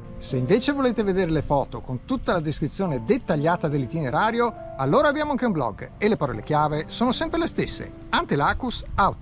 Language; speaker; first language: Italian; native; Italian